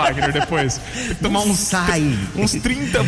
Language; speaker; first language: Portuguese; native; Portuguese